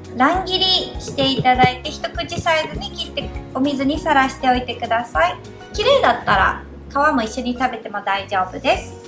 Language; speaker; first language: Japanese; native; Japanese